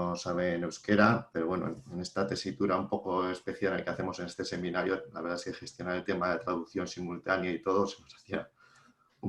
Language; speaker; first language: Spanish; native; Spanish